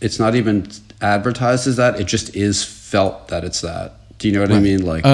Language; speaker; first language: English; native; English